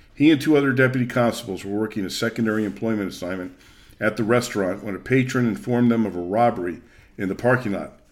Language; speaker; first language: English; native; English